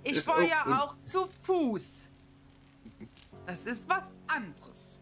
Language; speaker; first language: German; native; German